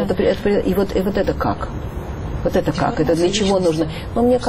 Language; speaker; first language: Russian; native; Russian